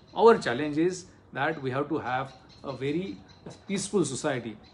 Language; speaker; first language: English; non-native, local second language; Marathi